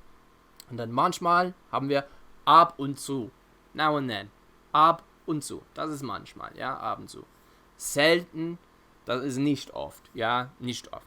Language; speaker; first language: German; non-native, fluent; English